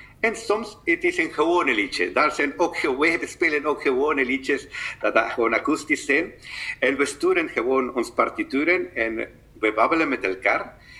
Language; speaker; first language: Dutch; non-native, fluent; Spanish